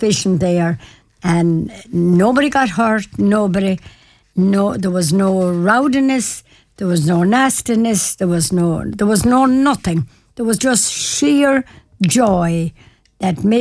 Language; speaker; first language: English; native; English